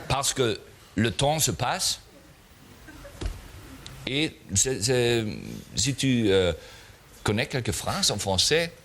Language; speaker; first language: French; non-native, learner; German